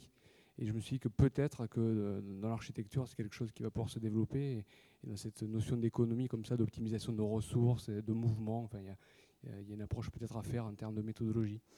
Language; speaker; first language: French; native; French